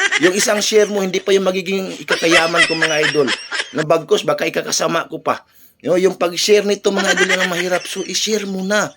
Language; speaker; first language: Filipino; native; Filipino